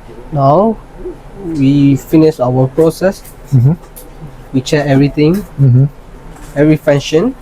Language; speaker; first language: English; non-native, learner; Thai